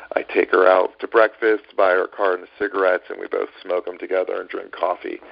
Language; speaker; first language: English; native; English